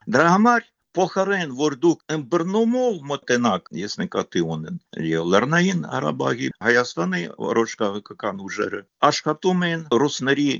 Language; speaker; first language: Armenian; non-native, fluent; Ukrainian